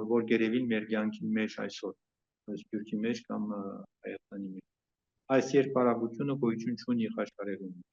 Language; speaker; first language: Armenian; early bilingual, heritage; Armenian